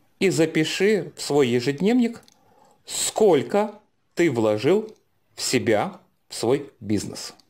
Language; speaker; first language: Russian; native; Russian